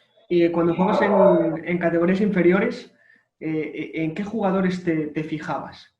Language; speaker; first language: Spanish; native; Spanish